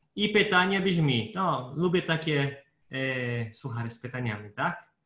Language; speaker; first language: Polish; non-native, fluent; Portuguese